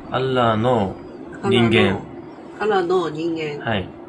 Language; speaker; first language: Japanese; non-native, fluent; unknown